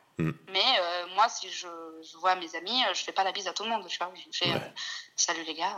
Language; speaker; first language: French; non-native, fluent; Italian